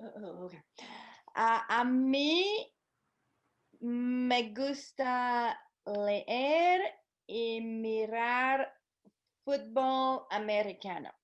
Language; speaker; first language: Spanish; non-native, learner; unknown